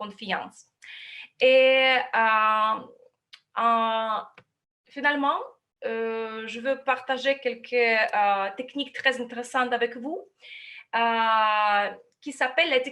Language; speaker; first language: French; non-native, fluent; Russian